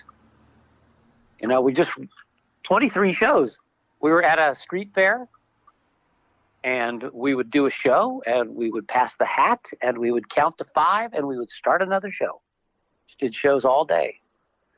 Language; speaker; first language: English; native; English